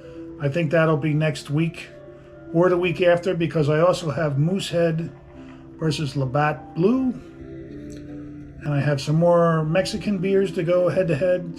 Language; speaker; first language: English; native; English